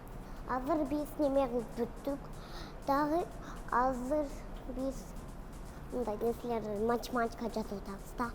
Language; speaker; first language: Kyrgyz; early bilingual, heritage; Kyrgyz